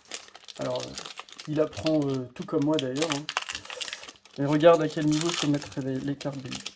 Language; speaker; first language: French; native; French